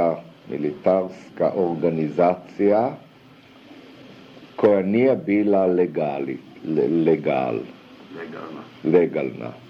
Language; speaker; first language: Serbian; early bilingual, other home language; German